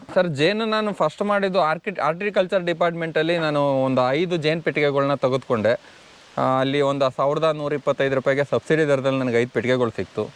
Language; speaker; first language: Kannada; native; Kannada